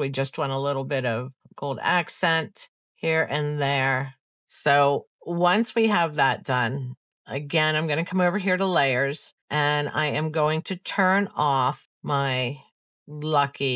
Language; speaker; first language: English; native; English